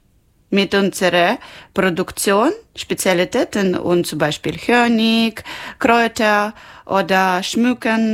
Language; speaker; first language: German; non-native, learner; Ukrainian